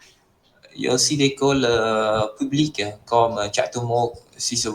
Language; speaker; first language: French; non-native, fluent; Khmer